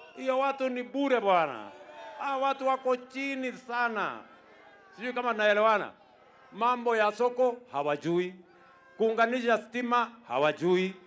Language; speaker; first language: Swahili; non-native, local second language; Kalenjin